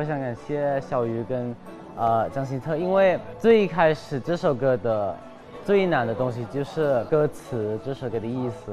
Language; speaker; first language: Chinese; non-native, learner; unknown